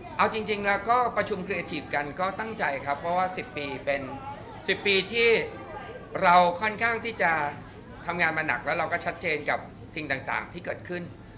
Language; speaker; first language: Thai; native; Thai